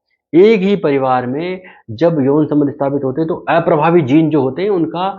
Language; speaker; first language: Hindi; native; Hindi